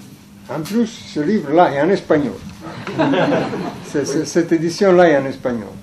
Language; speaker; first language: French; non-native, fluent; Italian